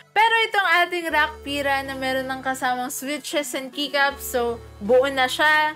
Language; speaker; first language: Filipino; native; Filipino